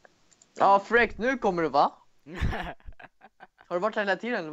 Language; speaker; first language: Swedish; native; Swedish